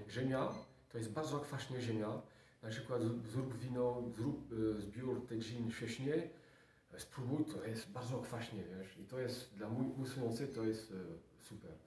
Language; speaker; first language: Polish; non-native, learner; French